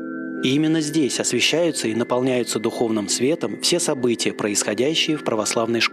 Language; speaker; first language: Russian; native; Russian